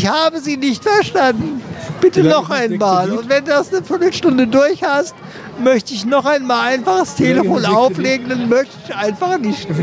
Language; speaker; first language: German; native; German